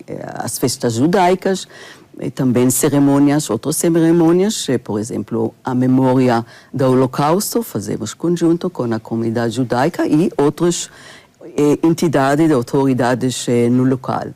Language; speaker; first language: Portuguese; non-native, fluent; Hebrew